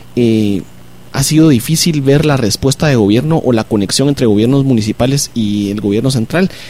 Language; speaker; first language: Spanish; native; Spanish